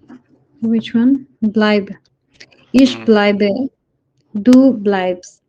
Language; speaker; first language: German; non-native, learner; Hindi